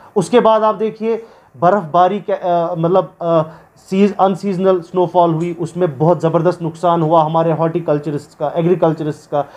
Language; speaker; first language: Hindi; non-native, local second language; Kashmiri